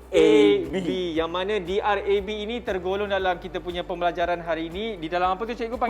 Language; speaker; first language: Malay; native; Malay